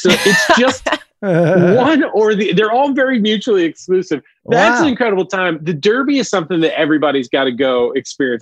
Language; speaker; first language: English; native; English